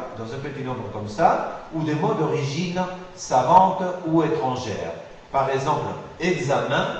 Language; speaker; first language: French; non-native, fluent; Spanish